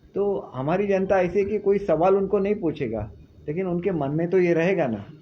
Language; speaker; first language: Hindi; non-native, local second language; Marathi